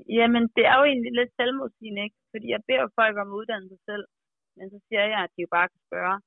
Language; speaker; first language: Danish; native; Danish